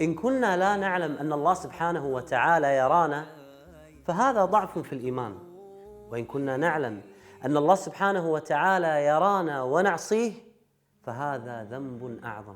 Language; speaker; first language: Arabic; native; Arabic